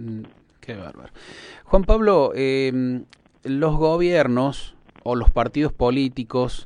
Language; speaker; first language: Spanish; native; Spanish